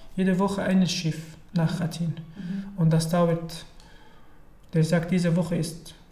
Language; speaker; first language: German; non-native, fluent; Arabic